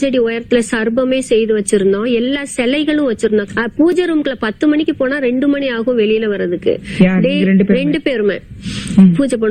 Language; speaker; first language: Tamil; native; Tamil